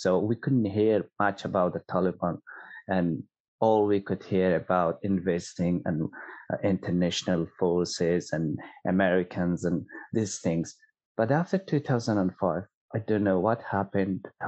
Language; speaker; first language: English; non-native, fluent; Persian